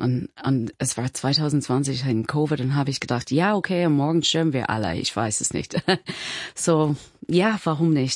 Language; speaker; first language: German; non-native, learner; English